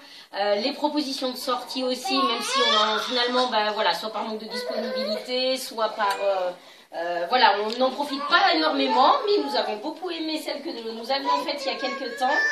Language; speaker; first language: French; native; French